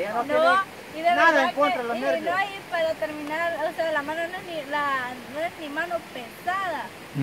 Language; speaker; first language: Spanish; native; Spanish